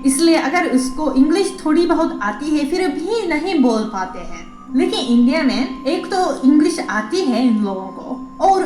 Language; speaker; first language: Hindi; non-native, fluent; Japanese